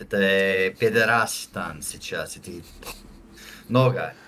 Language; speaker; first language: Russian; non-native, learner; English